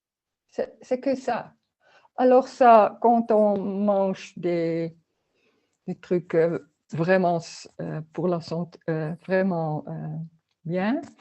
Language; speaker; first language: French; non-native, learner; Dutch